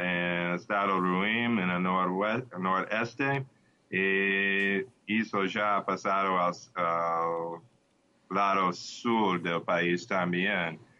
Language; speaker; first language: Portuguese; non-native, learner; Spanish